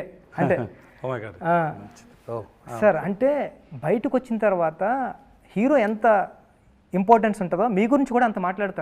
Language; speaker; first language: Telugu; native; Telugu